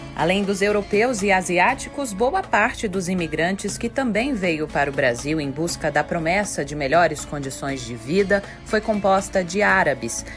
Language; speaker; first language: Portuguese; native; Portuguese